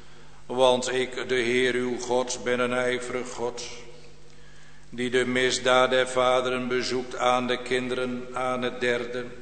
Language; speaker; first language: Dutch; native; Dutch